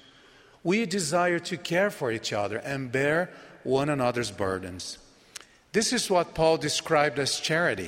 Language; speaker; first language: English; non-native, fluent; Portuguese